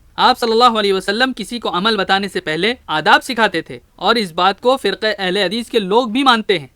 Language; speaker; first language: Urdu; native; Urdu